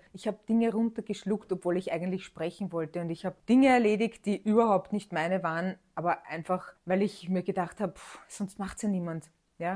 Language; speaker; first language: German; native; German